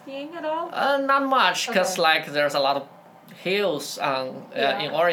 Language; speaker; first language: English; non-native, fluent; Chinese